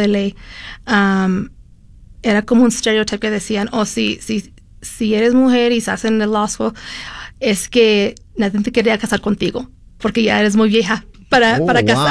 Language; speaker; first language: Spanish; early bilingual, heritage; Spanish